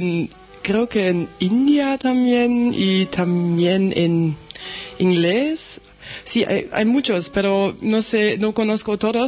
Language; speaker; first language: Spanish; non-native, learner; German